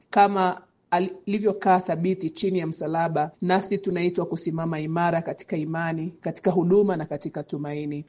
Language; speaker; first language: Swahili; native; Swahili